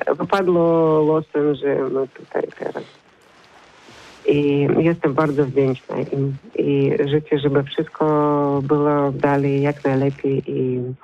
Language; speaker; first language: Polish; non-native, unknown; Ukrainian